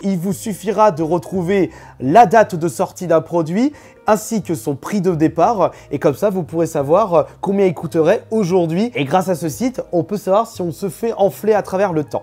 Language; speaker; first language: French; native; French